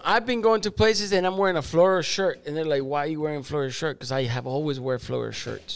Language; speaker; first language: English; early bilingual, other home language; Spanish